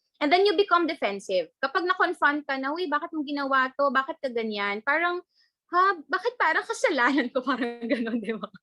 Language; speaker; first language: Filipino; non-native, local second language; Cebuano